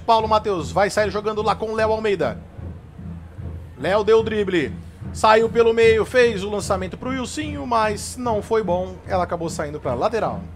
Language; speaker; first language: Portuguese; native; Portuguese